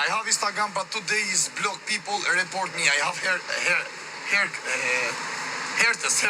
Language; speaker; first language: English; non-native, learner; Albanian